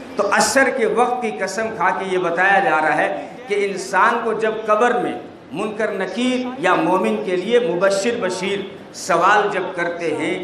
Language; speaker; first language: Urdu; non-native, local second language; Gujarati